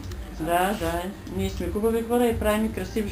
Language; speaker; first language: Bulgarian; native; Bulgarian